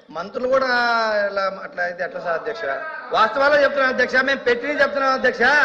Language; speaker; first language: Telugu; native; Telugu